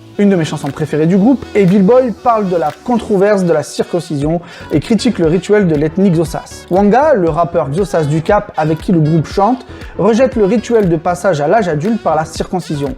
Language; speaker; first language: French; native; French